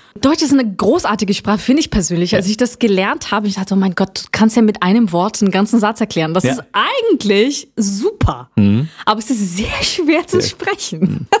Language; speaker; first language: German; non-native, fluent; Portuguese